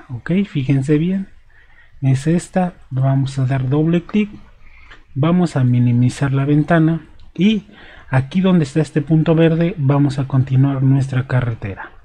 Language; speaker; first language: Spanish; native; Spanish